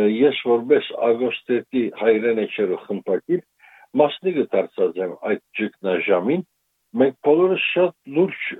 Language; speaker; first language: Armenian; native; Armenian